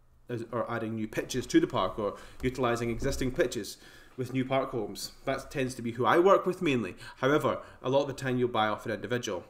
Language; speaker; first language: English; native; English